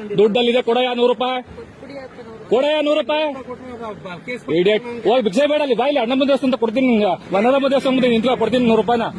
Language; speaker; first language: Kannada; native; Kannada